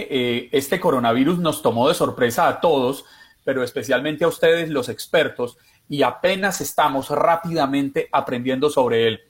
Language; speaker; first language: Spanish; non-native, learner; English